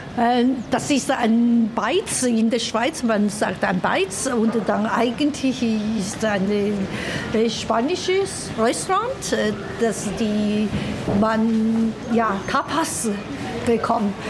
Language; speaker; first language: German; non-native, fluent; Chinese